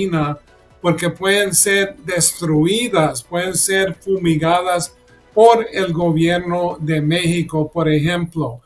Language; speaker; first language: Spanish; early bilingual, heritage; Spanish